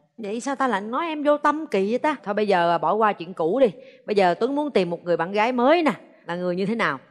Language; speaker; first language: Vietnamese; native; Vietnamese